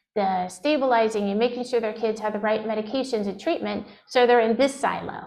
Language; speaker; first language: English; native; English